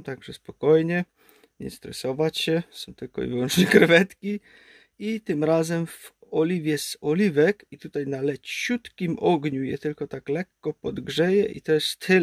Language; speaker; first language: Polish; native; Polish